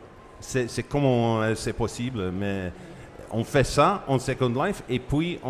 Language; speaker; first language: French; non-native, fluent; English